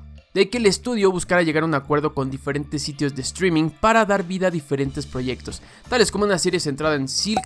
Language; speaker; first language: Spanish; native; Spanish